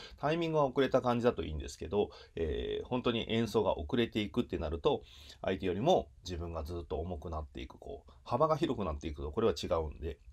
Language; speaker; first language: Japanese; native; Japanese